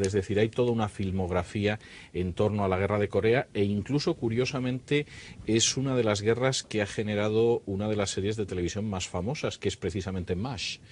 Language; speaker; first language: Spanish; native; Spanish